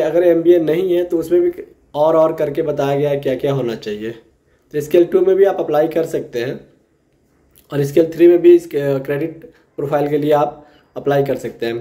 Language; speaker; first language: Hindi; native; Hindi